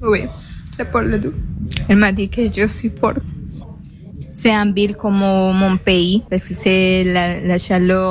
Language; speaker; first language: French; non-native, learner; Spanish